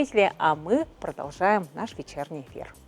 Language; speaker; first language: Russian; native; Russian